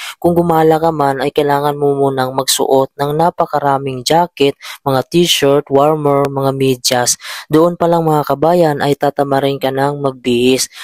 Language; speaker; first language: Filipino; native; Filipino